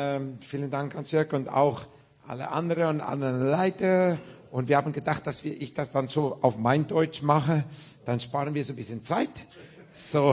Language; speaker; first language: German; non-native, fluent; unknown